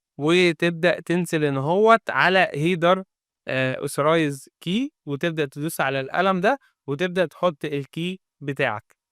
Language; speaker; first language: Arabic; native; Arabic